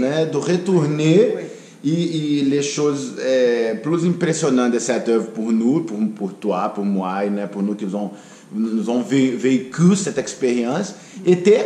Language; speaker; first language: French; non-native, fluent; Portuguese